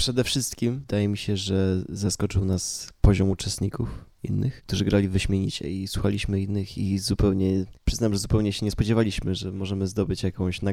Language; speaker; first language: Polish; native; Polish